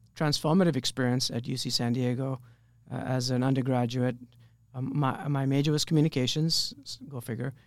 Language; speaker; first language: English; native; English